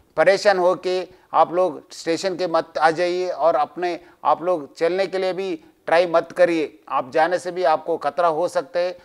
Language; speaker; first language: Hindi; non-native, local second language; Telugu